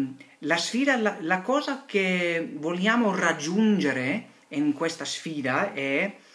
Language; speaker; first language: Italian; non-native, learner; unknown